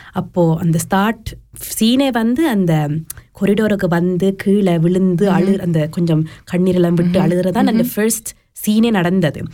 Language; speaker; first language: Tamil; early bilingual, heritage; Tamil